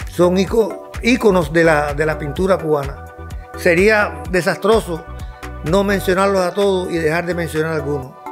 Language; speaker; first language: Spanish; native; Spanish